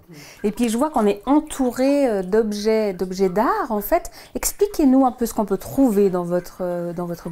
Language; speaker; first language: French; native; French